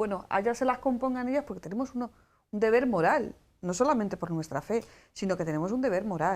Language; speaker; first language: Spanish; native; Spanish